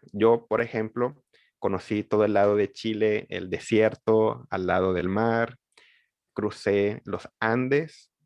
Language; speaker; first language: Spanish; native; Spanish